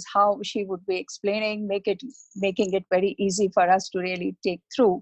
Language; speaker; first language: English; non-native, local second language; Hindi